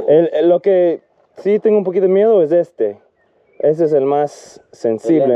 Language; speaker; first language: Spanish; non-native, fluent; English